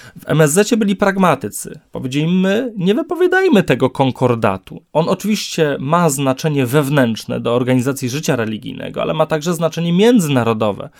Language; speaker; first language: Polish; native; Polish